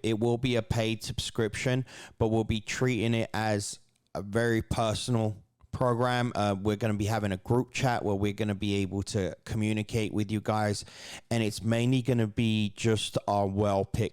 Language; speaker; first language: English; native; English